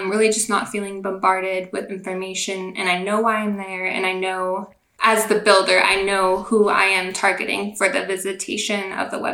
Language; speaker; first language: English; native; English